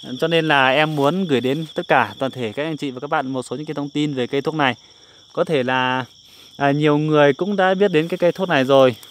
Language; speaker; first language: Vietnamese; non-native, local second language; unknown